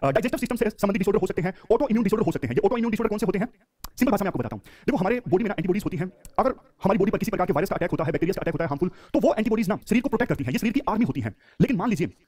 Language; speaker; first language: Hindi; native; Hindi